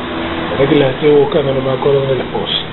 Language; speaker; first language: Spanish; native; Spanish